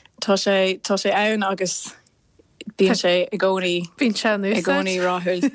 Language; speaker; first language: Irish; non-native, local second language; English